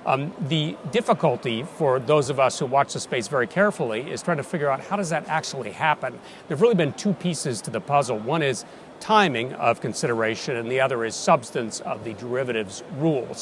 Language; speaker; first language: English; native; English